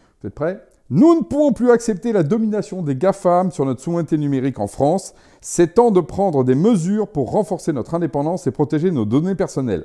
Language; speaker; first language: French; native; French